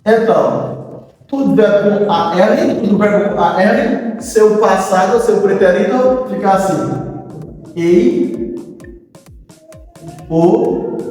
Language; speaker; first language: Portuguese; non-native, fluent; Haitian Creole